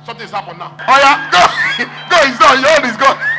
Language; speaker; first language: English; non-native, local second language; Igbo